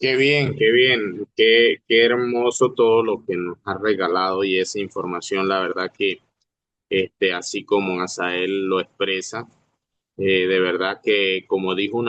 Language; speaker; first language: Spanish; native; Spanish